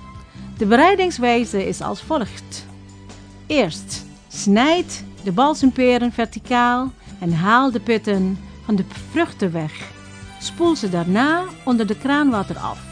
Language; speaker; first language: Dutch; non-native, fluent; Indonesian